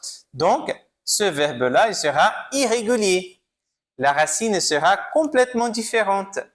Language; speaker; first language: French; non-native, fluent; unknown